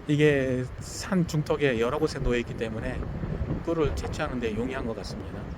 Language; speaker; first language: Korean; native; Korean